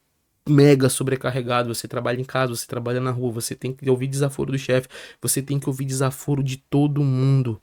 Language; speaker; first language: Portuguese; native; Portuguese